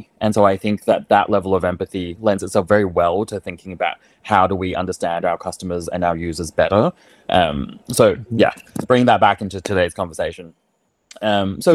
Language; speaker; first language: English; native; English